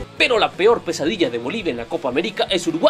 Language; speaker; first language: Spanish; native; Spanish